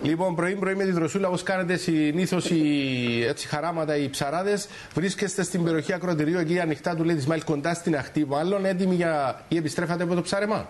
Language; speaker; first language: Greek; native; Greek